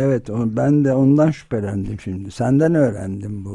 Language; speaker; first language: Turkish; native; Turkish